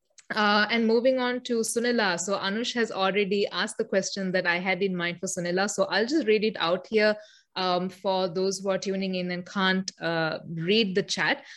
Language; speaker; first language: English; non-native, local second language; Sinhala